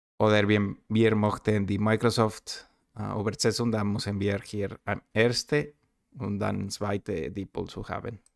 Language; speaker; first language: German; non-native, learner; Spanish